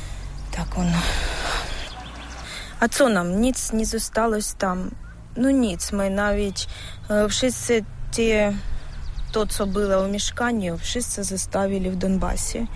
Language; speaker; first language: Ukrainian; non-native, local second language; Russian